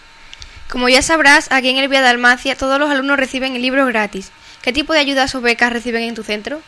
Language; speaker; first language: Spanish; native; Spanish